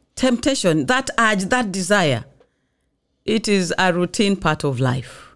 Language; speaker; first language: English; non-native, local second language; Swahili